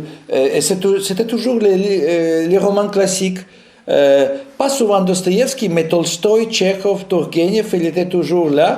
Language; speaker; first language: French; non-native, fluent; Russian